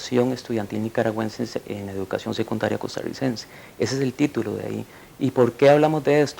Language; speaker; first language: Spanish; native; Spanish